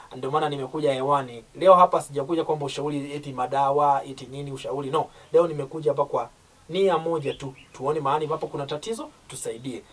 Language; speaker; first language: Swahili; non-native, local second language; Gusii